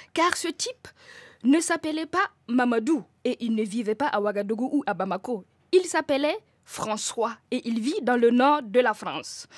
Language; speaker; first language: French; non-native, local second language; Mossi